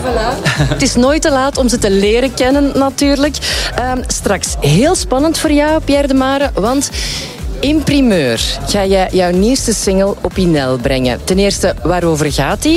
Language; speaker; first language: Dutch; native; Dutch